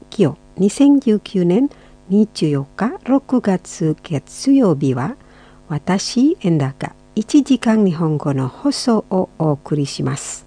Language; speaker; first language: Japanese; non-native, fluent; Indonesian